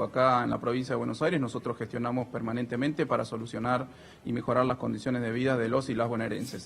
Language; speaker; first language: Spanish; native; Spanish